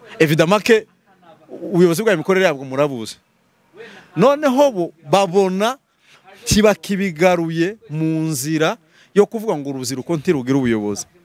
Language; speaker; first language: Kinyarwanda; native; Kinyarwanda